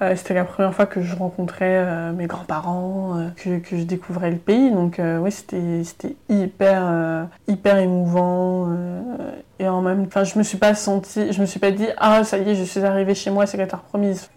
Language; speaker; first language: French; native; French